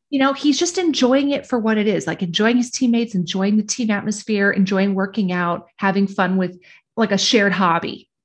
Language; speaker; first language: English; native; English